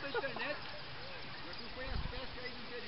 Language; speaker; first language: Portuguese; native; Portuguese